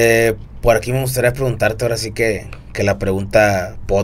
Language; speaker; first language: Spanish; native; Spanish